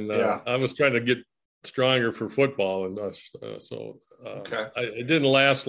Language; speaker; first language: English; native; English